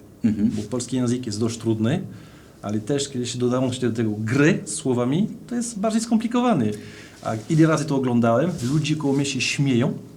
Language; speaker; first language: Polish; non-native, fluent; French